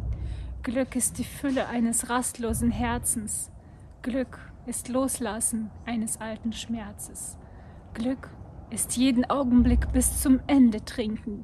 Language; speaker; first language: German; non-native, fluent; Russian